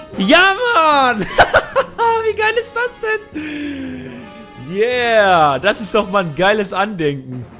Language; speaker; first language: German; native; German